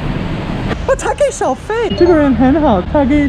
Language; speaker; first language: Chinese; non-native, fluent; English